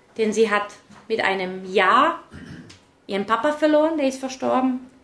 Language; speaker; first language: German; early bilingual, other home language; Czech